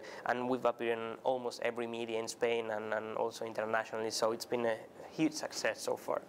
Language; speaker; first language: English; non-native, fluent; Spanish